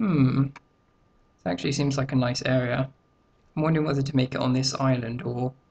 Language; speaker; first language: English; native; English